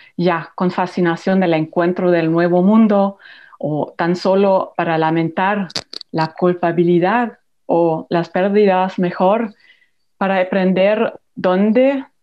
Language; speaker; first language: Spanish; non-native, fluent; German